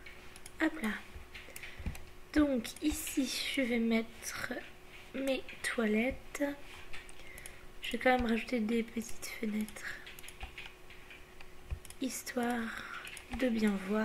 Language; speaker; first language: French; native; French